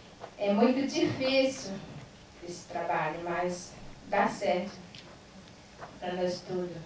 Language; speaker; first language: Portuguese; non-native, learner; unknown